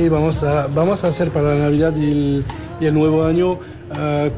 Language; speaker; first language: Spanish; non-native, learner; French